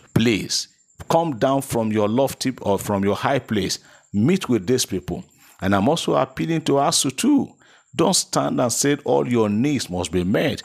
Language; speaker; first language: English; non-native, local second language; Yoruba